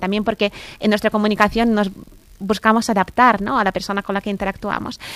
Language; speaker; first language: Spanish; non-native, fluent; Russian